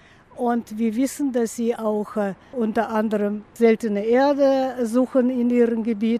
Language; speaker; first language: German; non-native, fluent; Russian